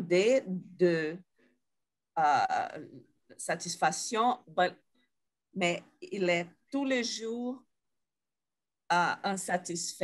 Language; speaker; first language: French; non-native, fluent; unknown